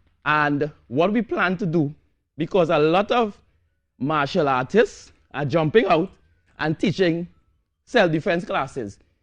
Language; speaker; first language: English; native; English